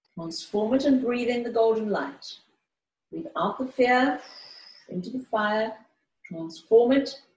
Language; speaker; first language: English; early bilingual, other home language; Greek